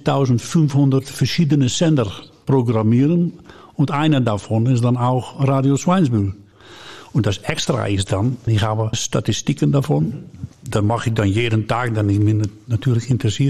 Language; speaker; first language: German; non-native, learner; Dutch